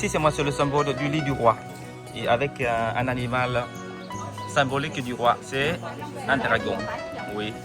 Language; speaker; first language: French; non-native, fluent; Vietnamese